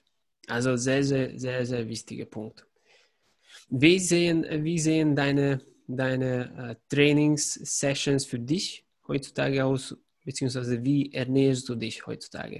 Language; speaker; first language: German; non-native, fluent; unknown